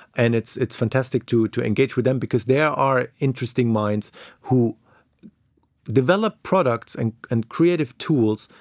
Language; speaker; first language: English; non-native, fluent; German